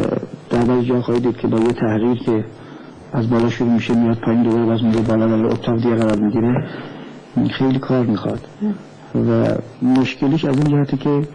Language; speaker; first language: Persian; native; Persian